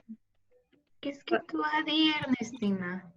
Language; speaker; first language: French; non-native, learner; Spanish